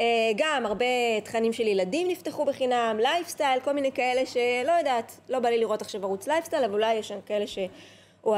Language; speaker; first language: Hebrew; native; Hebrew